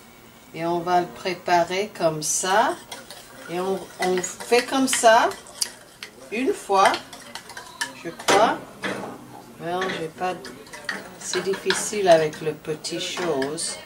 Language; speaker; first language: French; non-native, learner; English